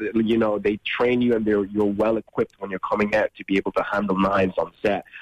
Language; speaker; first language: English; native; English